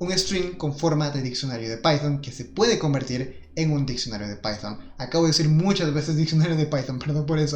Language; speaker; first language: Spanish; native; Spanish